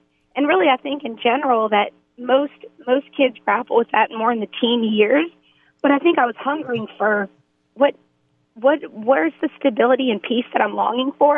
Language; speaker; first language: English; native; English